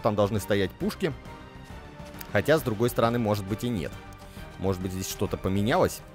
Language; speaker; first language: Russian; native; Russian